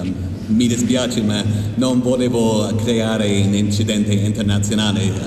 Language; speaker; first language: Italian; non-native, learner; English